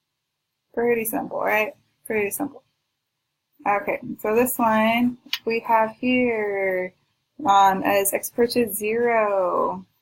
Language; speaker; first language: English; native; English